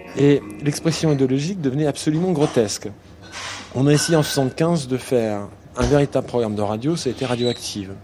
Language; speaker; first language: French; native; French